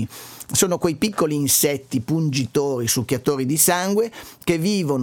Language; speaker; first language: Italian; native; Italian